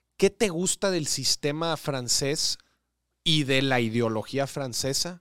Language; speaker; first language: Spanish; native; Spanish